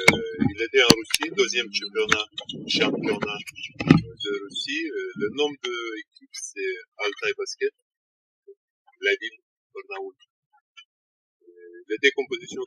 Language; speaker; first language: French; non-native, learner; Russian